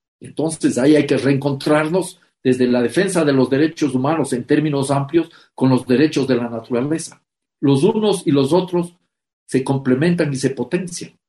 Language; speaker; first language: Spanish; native; Spanish